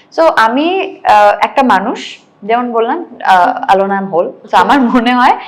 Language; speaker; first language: Bangla; native; Bangla